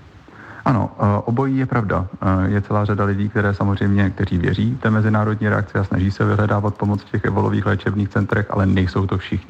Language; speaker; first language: Czech; native; Czech